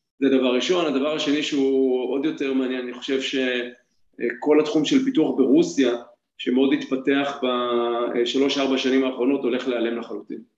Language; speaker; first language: Hebrew; native; Hebrew